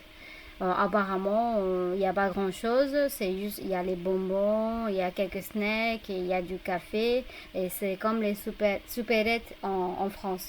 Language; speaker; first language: French; non-native, fluent; Burmese